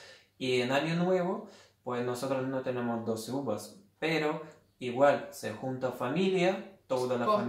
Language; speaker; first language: Spanish; non-native, fluent; Lithuanian